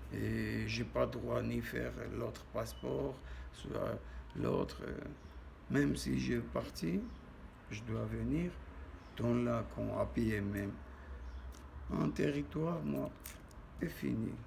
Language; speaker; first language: French; non-native, learner; Armenian